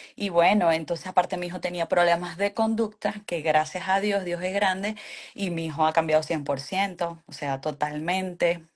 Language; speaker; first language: Spanish; native; Spanish